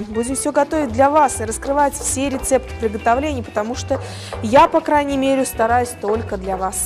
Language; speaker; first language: Russian; native; Russian